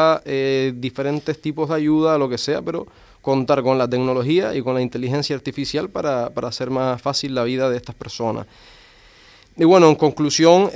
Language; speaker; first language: Spanish; native; Spanish